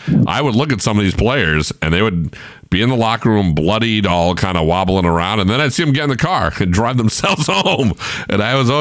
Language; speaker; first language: English; native; English